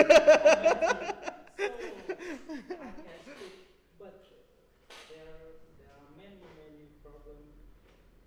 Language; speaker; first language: English; non-native, learner; Vietnamese